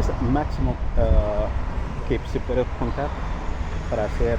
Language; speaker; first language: Spanish; non-native, learner; English